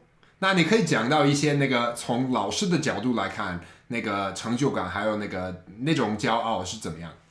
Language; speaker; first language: Chinese; non-native, fluent; English